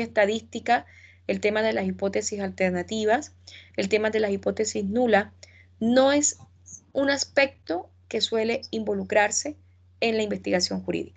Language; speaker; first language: Spanish; native; Spanish